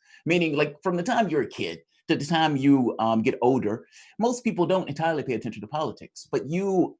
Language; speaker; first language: English; native; English